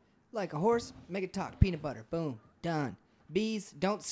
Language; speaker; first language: English; early bilingual, other home language; Spanish